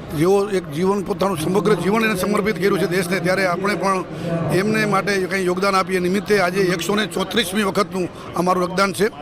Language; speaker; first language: Gujarati; native; Gujarati